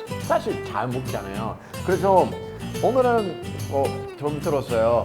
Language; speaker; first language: Korean; non-native, learner; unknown